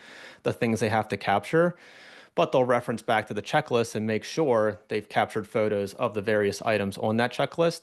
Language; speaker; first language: English; native; English